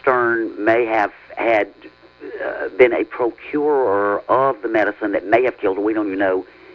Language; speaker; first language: English; native; English